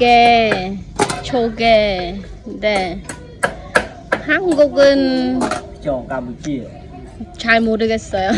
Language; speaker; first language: Korean; non-native, fluent; Khmer